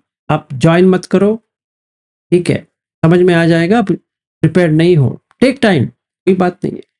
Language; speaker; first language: Hindi; native; Hindi